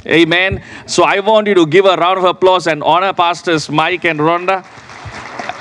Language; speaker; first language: English; non-native, local second language; Sinhala